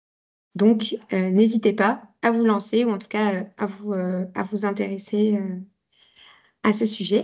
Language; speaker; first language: French; native; French